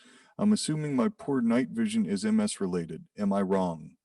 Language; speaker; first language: English; native; English